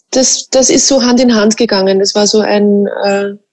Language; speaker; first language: German; native; German